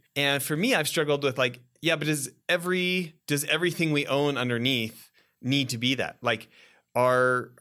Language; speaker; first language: English; native; English